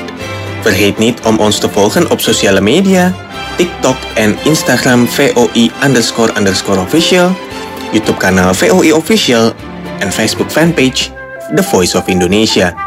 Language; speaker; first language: Dutch; non-native, fluent; Indonesian